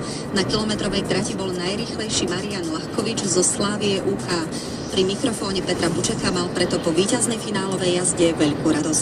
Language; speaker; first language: Slovak; native; Slovak